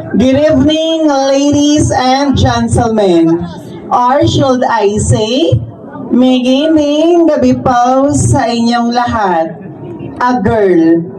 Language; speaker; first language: Filipino; native; Filipino